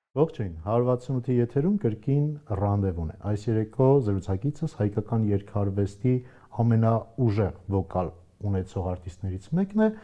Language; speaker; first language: Armenian; native; Armenian